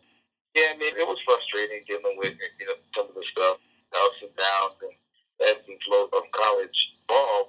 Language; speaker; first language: English; native; English